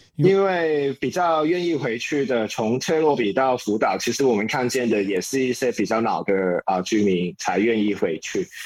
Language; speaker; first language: Chinese; non-native, local second language; Cantonese